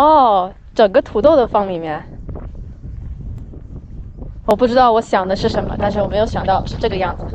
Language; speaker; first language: Chinese; non-native, fluent; English